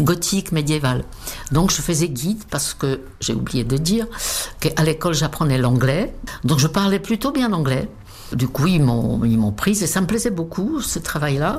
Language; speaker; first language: French; non-native, fluent; Czech